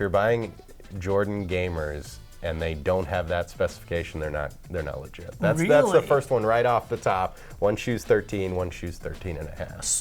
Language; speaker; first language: English; native; English